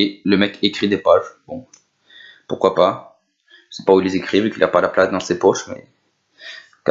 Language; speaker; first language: French; native; French